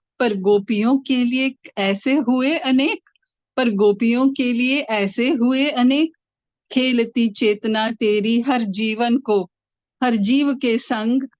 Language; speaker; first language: Hindi; non-native, local second language; Tamil